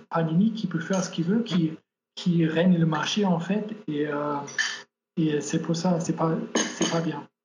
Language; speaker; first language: French; non-native, fluent; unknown